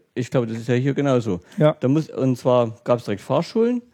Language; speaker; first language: German; native; German